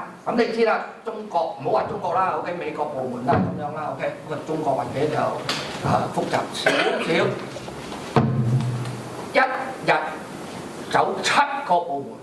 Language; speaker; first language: Cantonese; native; Cantonese